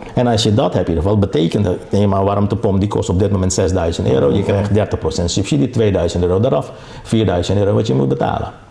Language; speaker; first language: Dutch; early bilingual, other home language; Caribbean Hindustani